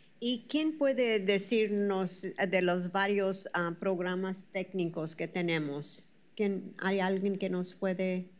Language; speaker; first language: Spanish; early bilingual, heritage; Spanish